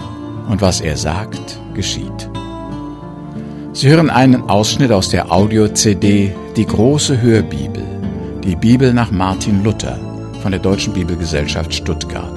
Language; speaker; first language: German; native; German